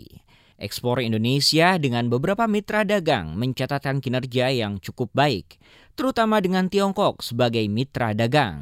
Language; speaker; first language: Indonesian; native; Indonesian